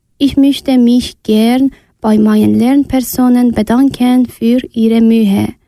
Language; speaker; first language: German; non-native, learner; Persian